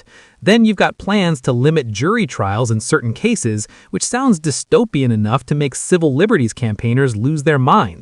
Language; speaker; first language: English; native; English